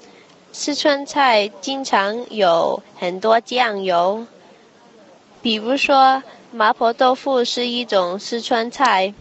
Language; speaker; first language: Chinese; non-native, fluent; English